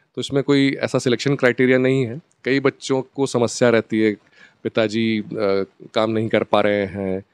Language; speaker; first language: Hindi; native; Hindi